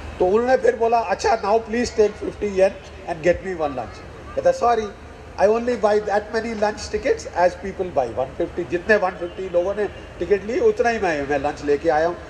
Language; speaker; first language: Hindi; native; Hindi